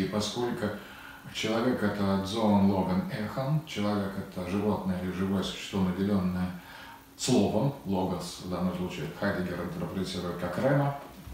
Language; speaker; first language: Russian; native; Russian